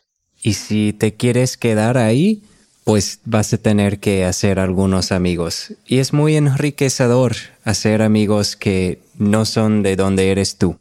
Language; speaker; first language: Spanish; non-native, fluent; English